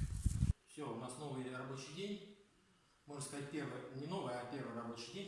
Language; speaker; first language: Russian; native; Russian